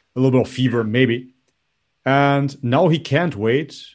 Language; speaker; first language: English; non-native, fluent; Macedonian